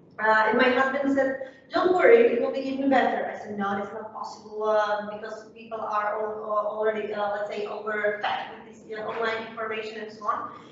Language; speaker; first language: English; non-native, fluent; Czech